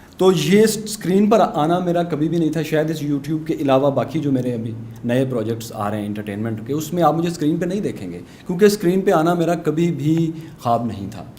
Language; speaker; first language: Urdu; non-native, local second language; Punjabi